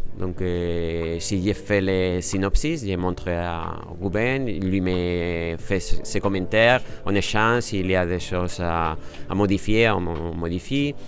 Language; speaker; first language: French; non-native, fluent; Spanish